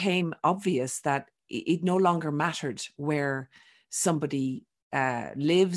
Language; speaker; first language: English; native; English